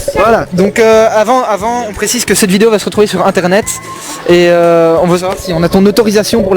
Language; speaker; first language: French; native; French